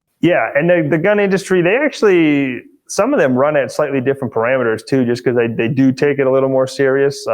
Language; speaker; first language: English; native; English